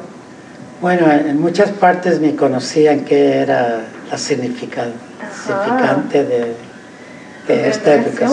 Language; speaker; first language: Spanish; early bilingual, heritage; Spanish